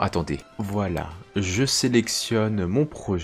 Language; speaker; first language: French; native; French